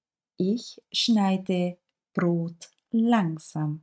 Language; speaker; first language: German; non-native, fluent; Turkish